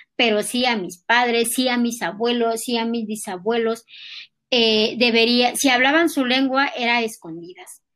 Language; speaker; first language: Spanish; non-native, local second language; Nahuatl languages